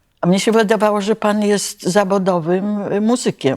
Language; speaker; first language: Polish; native; Polish